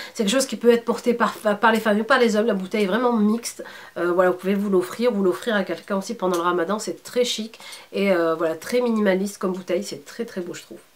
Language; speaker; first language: French; early bilingual, other home language; Arabic